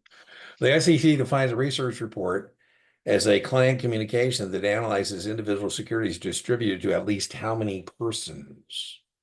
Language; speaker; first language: English; native; English